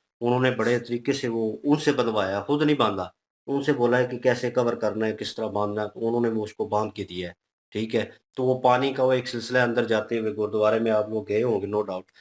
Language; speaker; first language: Urdu; non-native, local second language; Punjabi